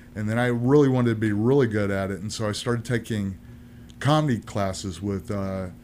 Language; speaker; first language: English; native; English